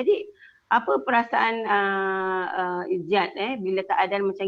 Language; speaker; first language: Malay; native; Malay